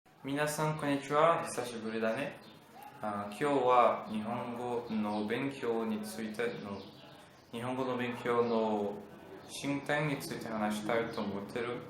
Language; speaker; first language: Japanese; non-native, learner; Portuguese